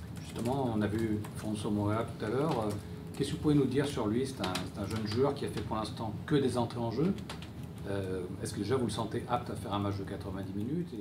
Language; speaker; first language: French; native; French